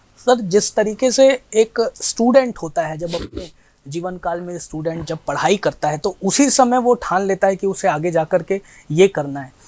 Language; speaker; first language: Hindi; native; Hindi